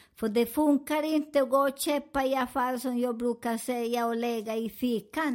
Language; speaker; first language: Swedish; non-native, learner; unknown